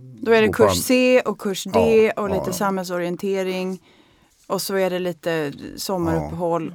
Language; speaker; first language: Swedish; native; Swedish